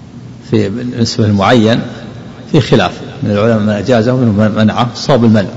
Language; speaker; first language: Arabic; native; Arabic